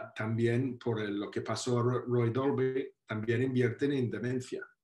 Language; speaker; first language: Spanish; non-native, fluent; Welsh